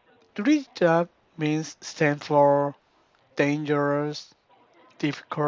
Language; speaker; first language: English; non-native, learner; Korean